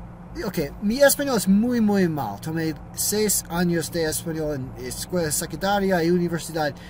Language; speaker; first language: Spanish; non-native, learner; English